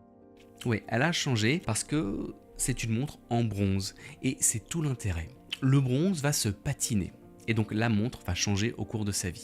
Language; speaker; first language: French; native; French